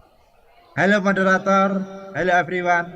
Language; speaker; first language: English; non-native, fluent; Indonesian